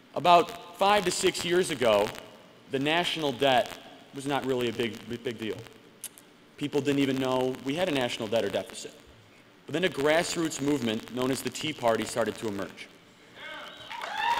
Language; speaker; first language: English; native; English